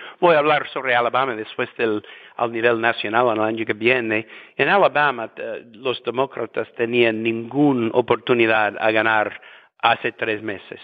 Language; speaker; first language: Spanish; non-native, fluent; English